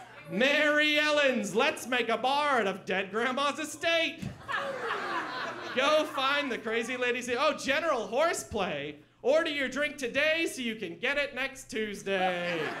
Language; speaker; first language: English; native; English